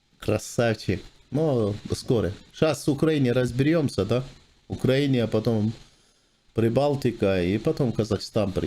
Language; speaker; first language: Russian; non-native, fluent; Armenian